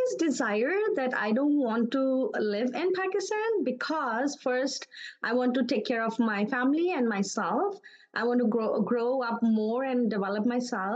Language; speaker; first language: English; non-native, local second language; Urdu